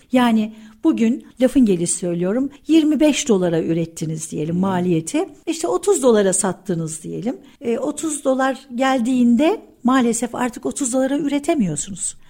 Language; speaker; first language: Turkish; early bilingual, heritage; Turkish